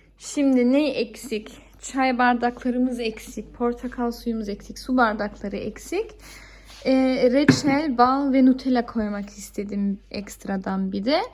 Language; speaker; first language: Turkish; early bilingual, heritage; Turkish